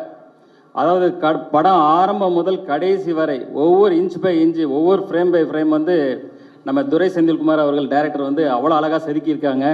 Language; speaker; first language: Tamil; native; Tamil